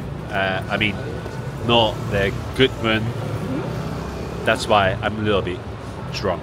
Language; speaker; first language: English; non-native, fluent; Japanese